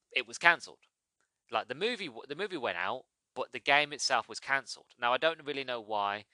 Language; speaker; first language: English; native; English